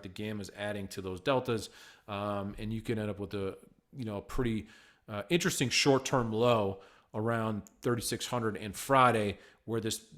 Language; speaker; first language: English; native; English